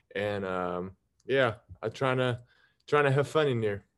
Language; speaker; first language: English; non-native, fluent; Dutch